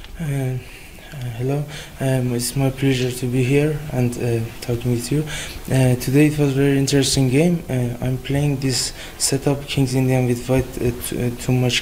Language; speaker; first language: English; non-native, fluent; Persian